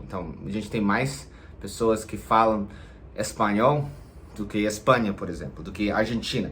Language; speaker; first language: Portuguese; non-native, fluent; English